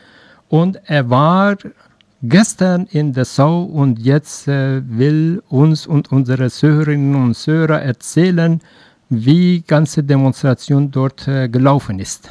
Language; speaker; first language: German; non-native, learner; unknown